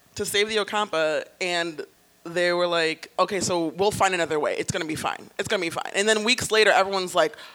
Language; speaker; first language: English; native; English